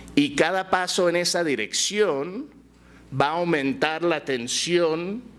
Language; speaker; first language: Spanish; early bilingual, heritage; Spanish